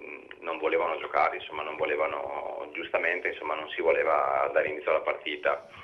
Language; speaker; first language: Italian; native; Italian